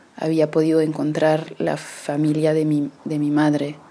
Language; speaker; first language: Spanish; early bilingual, other home language; French